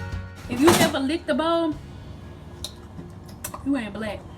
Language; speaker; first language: English; native; English